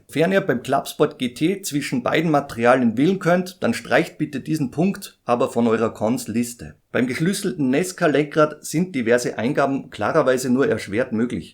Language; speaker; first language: German; native; German